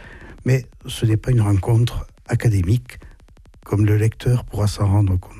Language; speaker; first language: French; native; French